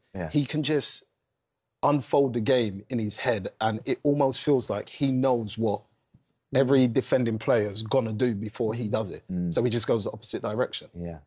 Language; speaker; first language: English; native; English